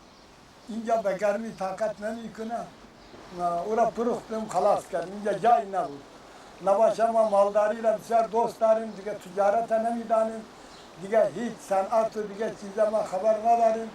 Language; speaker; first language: Persian; non-native, local second language; Kyrgyz